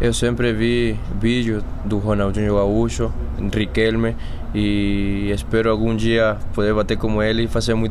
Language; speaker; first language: Portuguese; non-native, fluent; Spanish